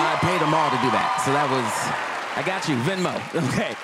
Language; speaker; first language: English; native; English